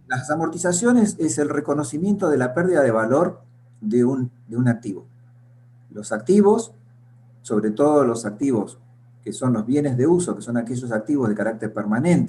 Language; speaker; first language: Spanish; native; Spanish